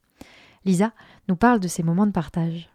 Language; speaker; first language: French; native; French